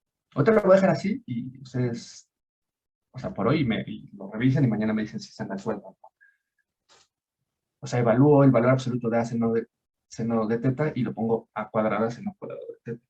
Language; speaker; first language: Spanish; native; Spanish